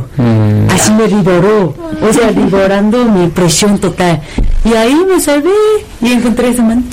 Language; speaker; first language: Spanish; non-native, fluent; Korean